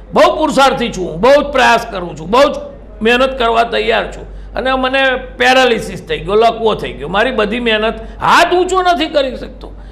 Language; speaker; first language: Gujarati; native; Gujarati